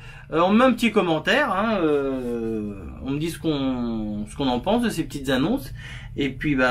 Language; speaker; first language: French; native; French